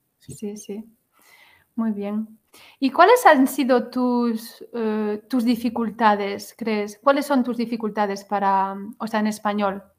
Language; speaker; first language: Spanish; native; Spanish